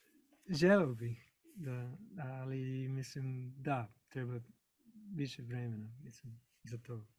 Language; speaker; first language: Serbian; non-native, learner; English